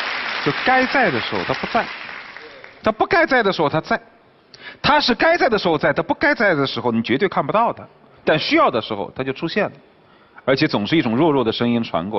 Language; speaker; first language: Chinese; native; Chinese